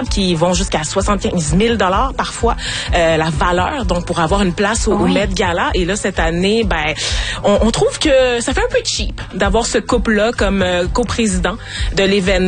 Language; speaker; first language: French; native; French